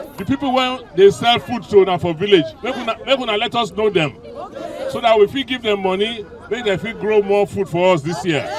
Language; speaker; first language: Nigerian Pidgin; non-native, local second language; Bini